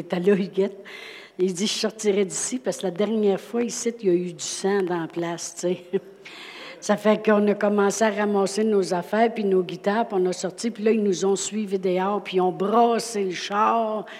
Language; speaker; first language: French; native; French